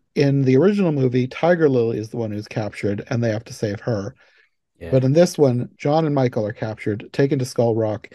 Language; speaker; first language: English; native; English